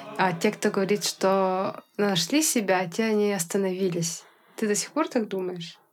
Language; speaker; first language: Russian; non-native, local second language; Yakut